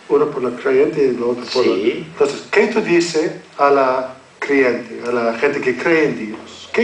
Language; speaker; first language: Spanish; non-native, learner; English